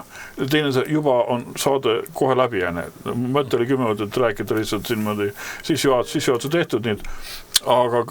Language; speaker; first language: Estonian; native; Estonian